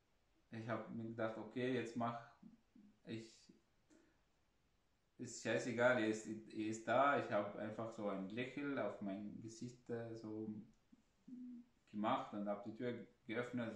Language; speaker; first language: German; non-native, fluent; Arabic